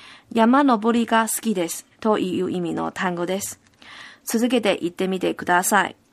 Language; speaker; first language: Japanese; non-native, fluent; Cantonese